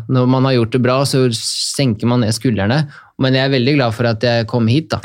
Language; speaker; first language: Norwegian; early bilingual, other home language; Russian